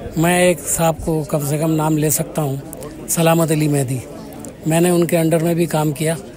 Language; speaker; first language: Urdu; native; Urdu